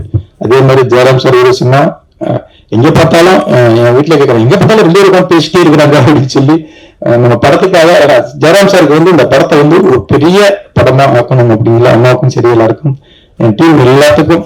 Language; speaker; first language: Tamil; native; Tamil